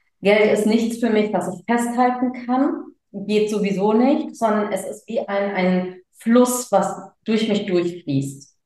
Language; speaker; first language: German; early bilingual, other home language; Tamil